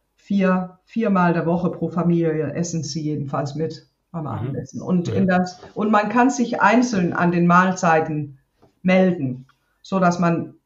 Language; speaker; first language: German; non-native, fluent; Danish